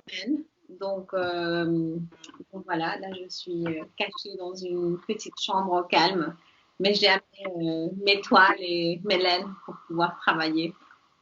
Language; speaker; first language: French; non-native, fluent; Spanish